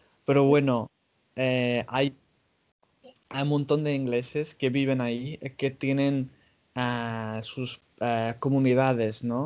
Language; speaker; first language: Spanish; non-native, fluent; English